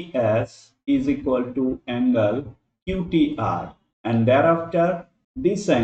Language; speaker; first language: English; non-native, local second language; Hindi